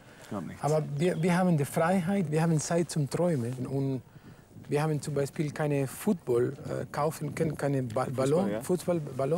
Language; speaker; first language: German; non-native, fluent; Spanish